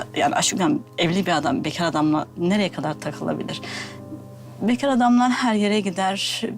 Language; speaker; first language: Turkish; native; Turkish